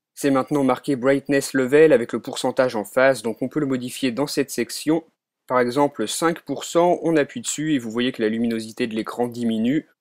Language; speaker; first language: French; native; French